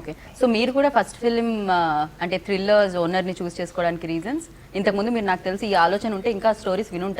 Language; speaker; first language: Telugu; native; Telugu